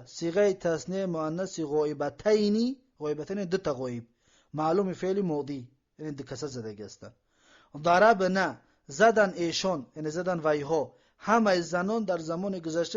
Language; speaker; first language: Persian; native; Persian